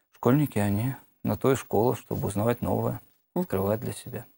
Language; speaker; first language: Russian; native; Russian